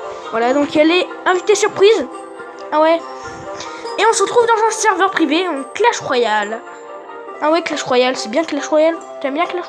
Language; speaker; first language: French; native; French